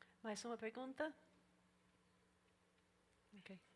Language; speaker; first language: Portuguese; non-native, learner; English